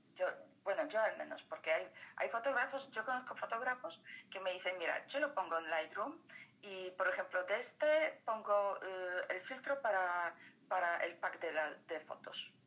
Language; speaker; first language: Spanish; non-native, fluent; Polish